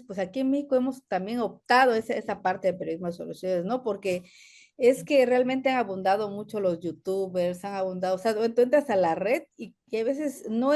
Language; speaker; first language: Spanish; native; Spanish